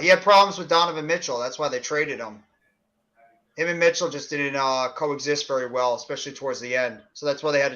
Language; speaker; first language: English; native; English